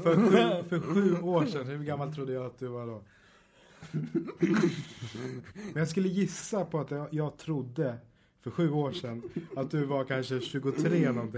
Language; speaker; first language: Swedish; native; Swedish